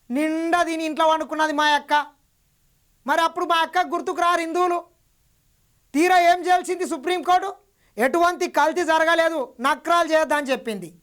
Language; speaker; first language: Telugu; native; Telugu